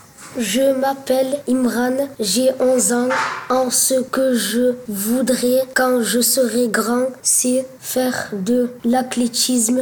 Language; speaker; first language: French; early bilingual, other home language; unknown